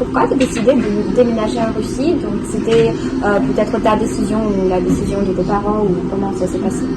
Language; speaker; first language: French; non-native, fluent; Russian